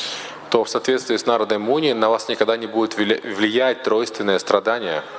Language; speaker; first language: Russian; native; Russian